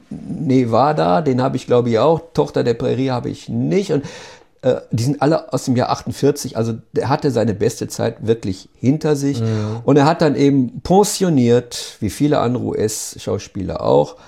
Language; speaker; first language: German; native; German